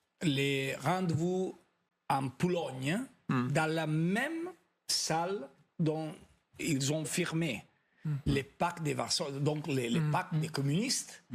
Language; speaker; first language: French; non-native, fluent; Italian